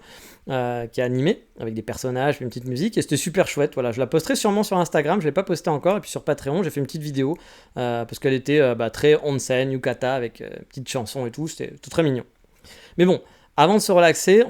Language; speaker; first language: French; native; French